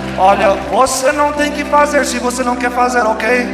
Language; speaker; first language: Portuguese; non-native, learner; English